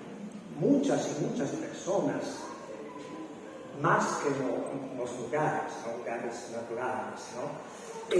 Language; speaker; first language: Spanish; non-native, learner; Italian